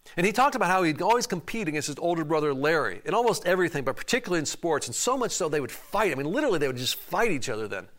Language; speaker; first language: English; native; English